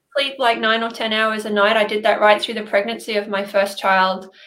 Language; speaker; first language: English; native; English